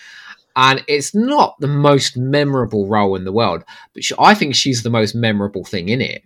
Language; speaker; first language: English; native; English